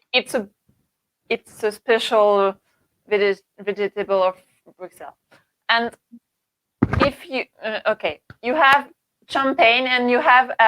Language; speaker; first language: English; non-native, learner; French